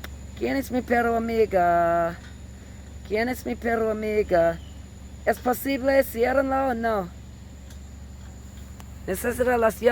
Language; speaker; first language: Spanish; non-native, learner; English